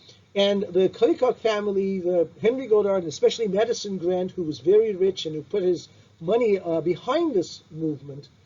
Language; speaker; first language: English; non-native, fluent; Turkish